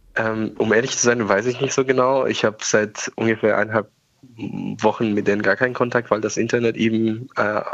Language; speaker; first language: German; non-native, fluent; Persian